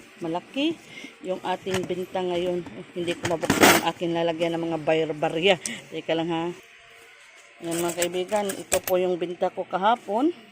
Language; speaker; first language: Filipino; non-native, local second language; Cebuano